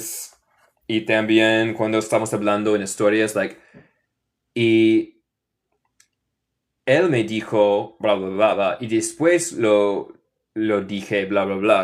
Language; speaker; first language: Spanish; non-native, fluent; English